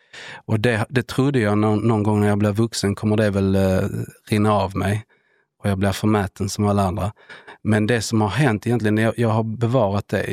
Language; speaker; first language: Swedish; native; Swedish